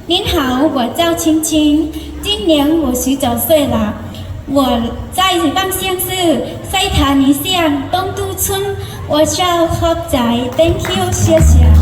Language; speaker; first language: Chinese; non-native, learner; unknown